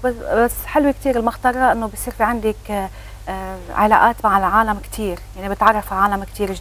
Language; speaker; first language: Arabic; native; Arabic